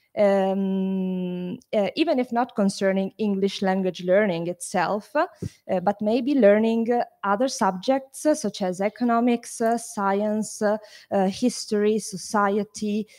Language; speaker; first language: English; non-native, fluent; Italian